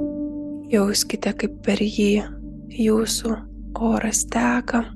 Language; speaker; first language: Lithuanian; native; Lithuanian